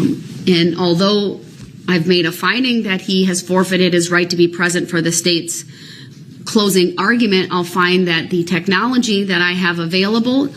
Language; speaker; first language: English; native; English